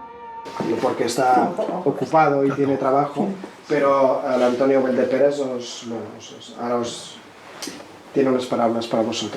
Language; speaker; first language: Spanish; non-native, local second language; Catalan